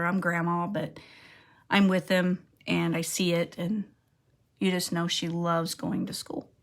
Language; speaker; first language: English; native; English